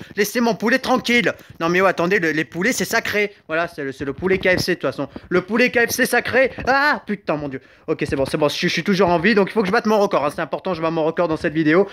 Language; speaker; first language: French; native; French